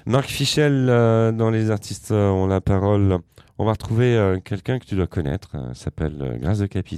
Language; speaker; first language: French; native; French